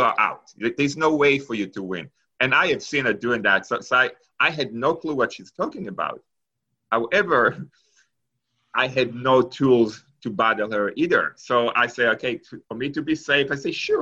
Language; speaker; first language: English; non-native, fluent; Hebrew